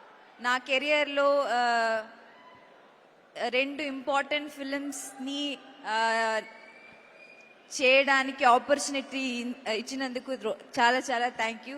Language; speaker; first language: Telugu; non-native, learner; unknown